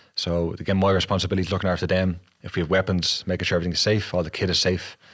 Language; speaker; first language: English; native; English